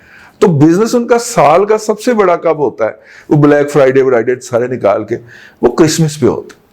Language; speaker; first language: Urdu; non-native, local second language; Punjabi